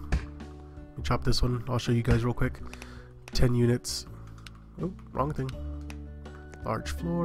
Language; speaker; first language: English; native; English